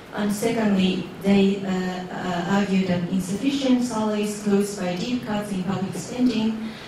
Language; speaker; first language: English; non-native, fluent; Japanese